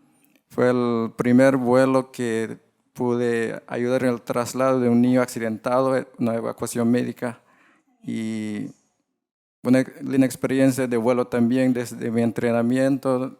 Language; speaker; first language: Spanish; non-native, fluent; English